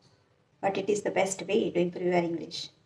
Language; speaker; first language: English; non-native, learner; Hindi